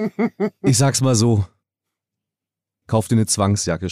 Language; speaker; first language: German; native; German